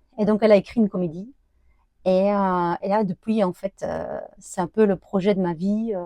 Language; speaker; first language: French; early bilingual, other home language; Arabic